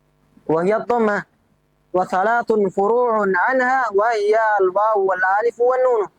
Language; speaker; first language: Arabic; non-native, fluent; Indonesian